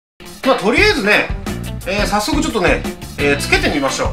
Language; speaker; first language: Japanese; native; Japanese